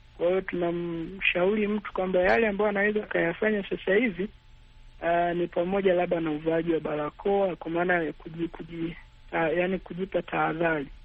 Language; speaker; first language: Swahili; native; Swahili